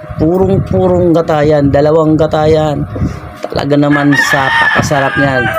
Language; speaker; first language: Filipino; non-native, local second language; Bikol